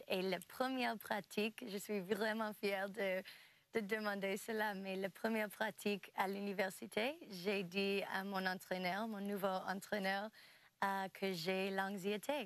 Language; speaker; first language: French; non-native, local second language; English